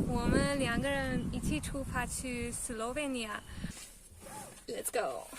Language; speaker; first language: Chinese; non-native, learner; Hungarian